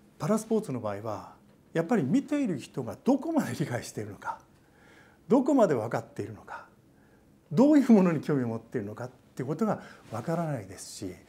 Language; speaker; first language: Japanese; native; Japanese